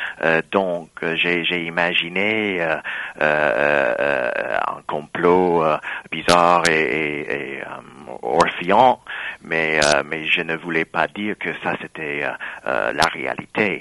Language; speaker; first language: French; non-native, fluent; English